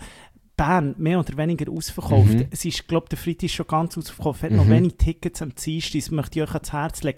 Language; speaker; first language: German; native; German